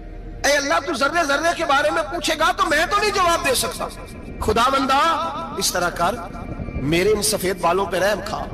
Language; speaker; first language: Hindi; non-native, local second language; Punjabi